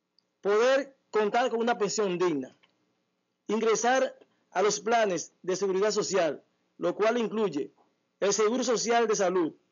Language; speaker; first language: Spanish; native; Spanish